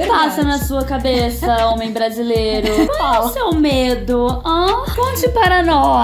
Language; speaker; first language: Portuguese; native; Portuguese